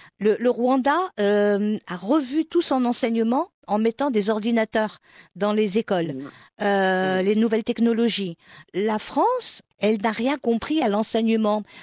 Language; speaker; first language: French; non-native, local second language; Arabic